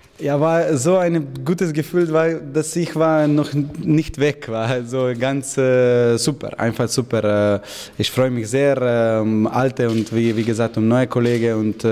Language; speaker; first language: German; non-native, learner; Slovenian